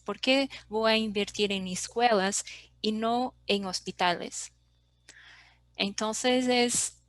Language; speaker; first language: Spanish; non-native, fluent; Portuguese